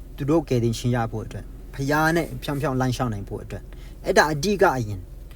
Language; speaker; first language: Burmese; non-native, local second language; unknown